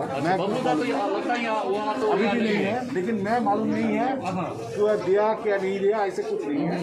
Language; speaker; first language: Hindi; non-native, local second language; Bangla